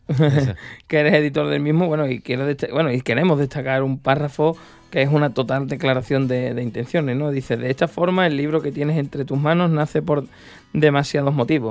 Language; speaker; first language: Spanish; native; Spanish